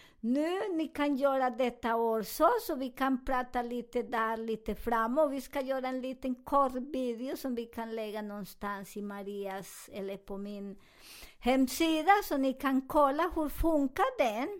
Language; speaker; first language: Swedish; non-native, fluent; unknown